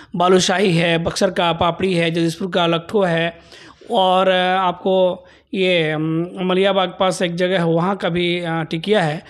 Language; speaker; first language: Hindi; native; Hindi